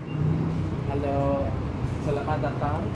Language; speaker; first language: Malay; non-native, learner; Chinese